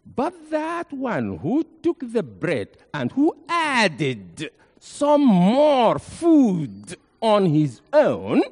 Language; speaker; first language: English; non-native, fluent; Arabic